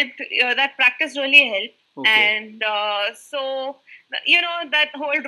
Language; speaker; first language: English; non-native, local second language; Hindi